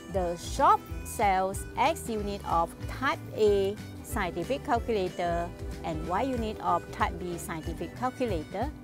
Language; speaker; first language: English; non-native, local second language; Chinese